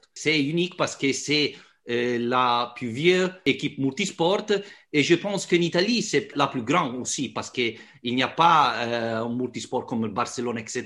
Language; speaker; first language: French; non-native, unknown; Italian